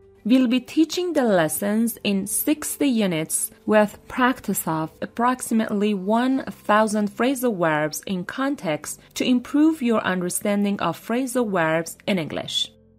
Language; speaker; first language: English; non-native, fluent; Persian